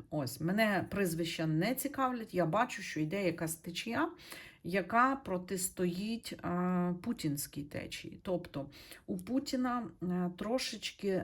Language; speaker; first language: Ukrainian; non-native, local second language; Russian